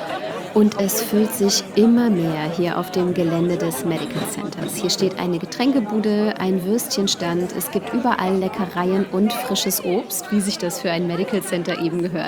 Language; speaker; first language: German; native; German